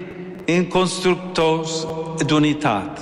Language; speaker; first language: Catalan; non-native, learner; English